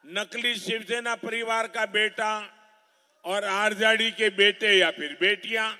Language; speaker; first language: Hindi; non-native, local second language; Gujarati